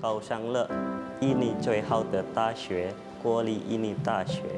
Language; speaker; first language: Chinese; non-native, fluent; Indonesian